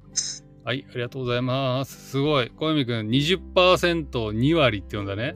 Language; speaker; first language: Japanese; native; Japanese